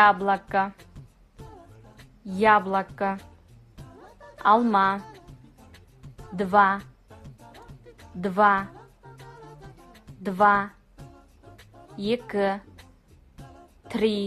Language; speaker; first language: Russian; non-native, fluent; Kazakh